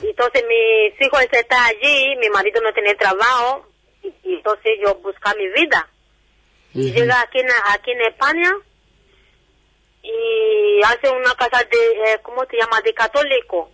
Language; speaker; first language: Spanish; non-native, learner; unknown